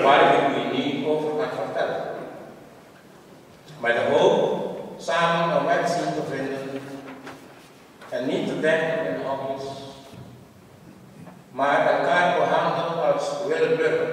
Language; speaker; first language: Dutch; non-native, local second language; Papiamento